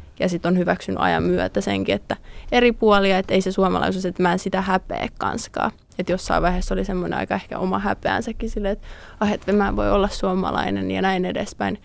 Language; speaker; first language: Finnish; native; Finnish